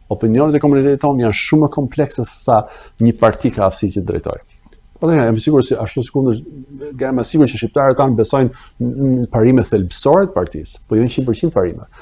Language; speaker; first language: Albanian; early bilingual, other home language; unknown